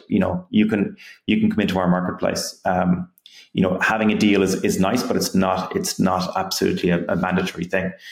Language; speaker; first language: English; native; English